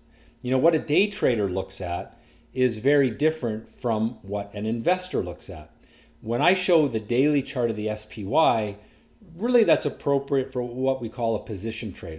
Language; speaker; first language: English; native; English